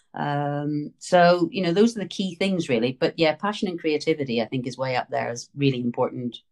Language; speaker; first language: English; native; English